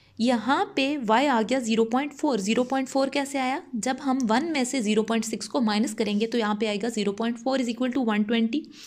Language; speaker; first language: Urdu; non-native, local second language; Punjabi